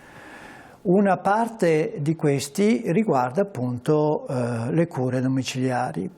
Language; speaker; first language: Italian; native; Italian